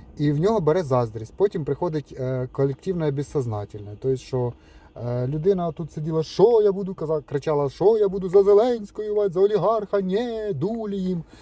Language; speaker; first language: Ukrainian; non-native, local second language; Russian